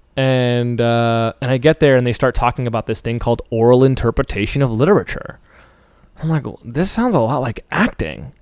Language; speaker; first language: English; early bilingual, other home language; Persian